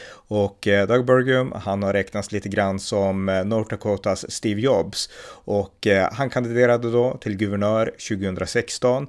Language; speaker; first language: Swedish; native; Swedish